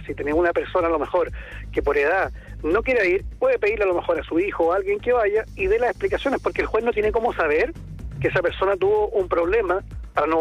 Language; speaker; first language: Spanish; native; Spanish